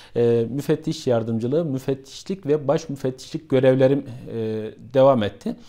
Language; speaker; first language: Turkish; native; Turkish